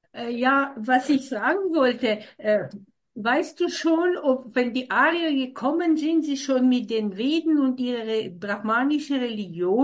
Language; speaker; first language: German; non-native, fluent; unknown